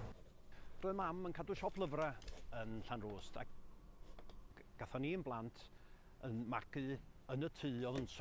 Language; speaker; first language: Welsh; native; Welsh